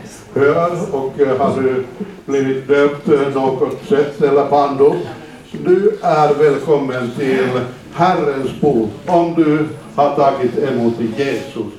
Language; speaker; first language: Swedish; non-native, fluent; Finnish